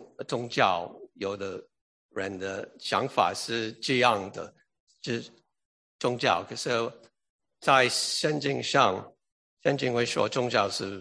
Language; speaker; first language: Chinese; early bilingual, heritage; English